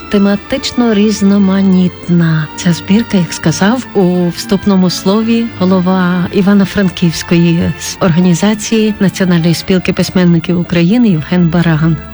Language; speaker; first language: Ukrainian; native; Ukrainian